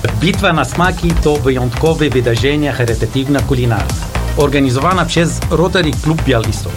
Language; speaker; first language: Polish; non-native, learner; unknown